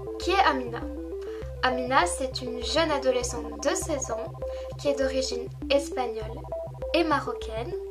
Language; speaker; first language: French; native; French